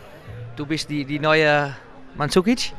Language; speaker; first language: German; non-native, learner; Dutch